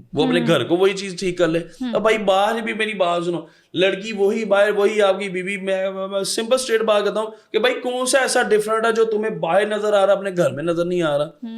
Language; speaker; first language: Urdu; non-native, local second language; Punjabi